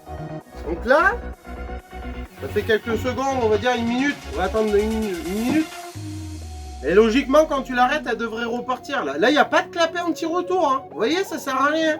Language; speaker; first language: French; native; French